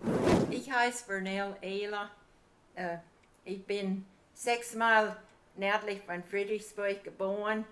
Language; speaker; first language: German; early bilingual, heritage; German